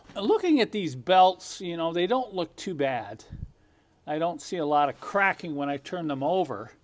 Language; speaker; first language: English; native; English